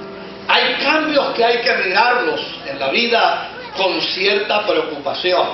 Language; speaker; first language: Spanish; native; Spanish